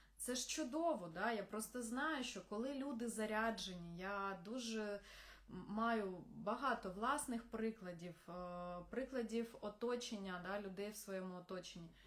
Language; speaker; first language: Ukrainian; non-native, local second language; Russian